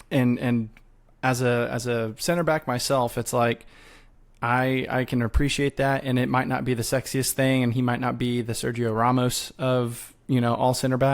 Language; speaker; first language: English; native; English